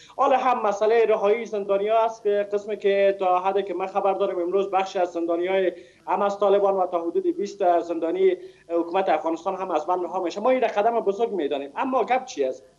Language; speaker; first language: Persian; native; Persian